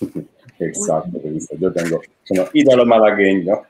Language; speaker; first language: Spanish; non-native, fluent; Italian